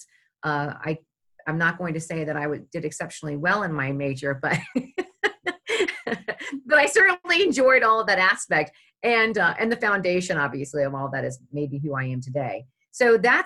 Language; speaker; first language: English; native; English